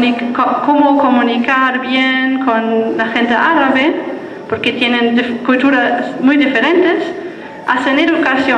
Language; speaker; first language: Spanish; non-native, fluent; German